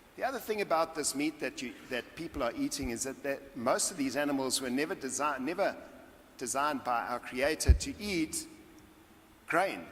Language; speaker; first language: English; native; English